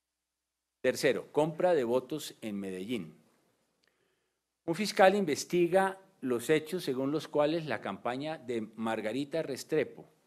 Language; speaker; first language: Spanish; native; Spanish